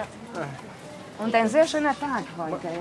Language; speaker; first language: German; non-native, fluent; Greek